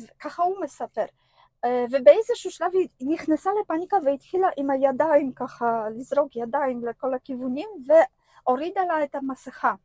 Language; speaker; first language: Hebrew; non-native, fluent; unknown